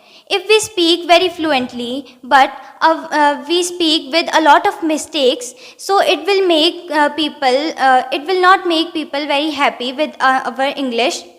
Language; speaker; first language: English; non-native, fluent; Hindi